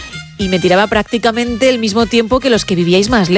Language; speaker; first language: Spanish; native; Spanish